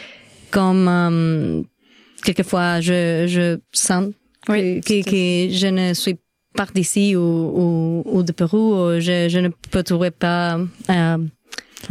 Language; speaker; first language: French; non-native, learner; Spanish